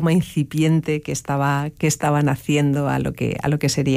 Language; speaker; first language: Spanish; native; Spanish